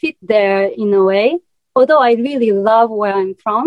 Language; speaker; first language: English; non-native, fluent; Japanese